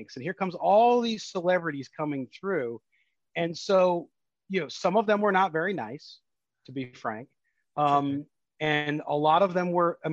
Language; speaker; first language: English; native; English